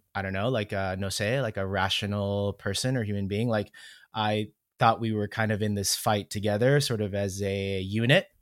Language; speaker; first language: English; native; English